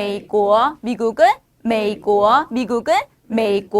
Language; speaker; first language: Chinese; non-native, fluent; Korean